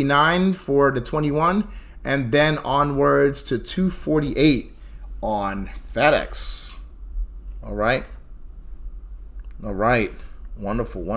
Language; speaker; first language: English; native; English